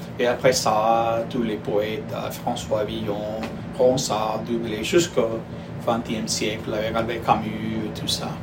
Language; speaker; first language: French; non-native, fluent; Spanish